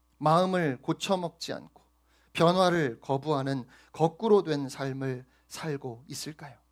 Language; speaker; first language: Korean; native; Korean